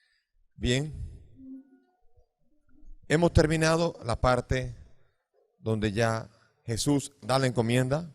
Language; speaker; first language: Spanish; native; Spanish